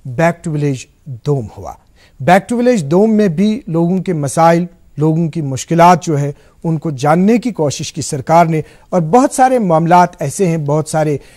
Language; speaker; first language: Hindi; non-native, local second language; Kashmiri